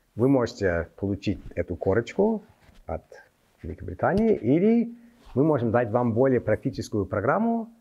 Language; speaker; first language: Russian; non-native, fluent; English